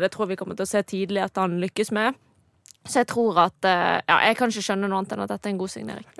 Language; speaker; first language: Norwegian; native; Norwegian